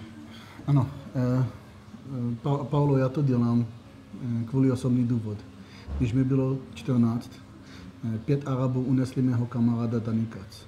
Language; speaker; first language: Czech; non-native, learner; Hebrew